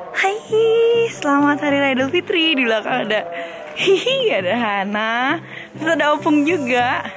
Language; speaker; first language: Indonesian; native; Indonesian